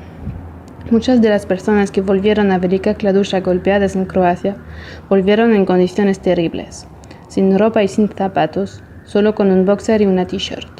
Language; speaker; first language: Spanish; non-native, fluent; Portuguese